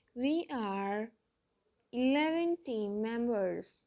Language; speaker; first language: English; non-native, local second language; Punjabi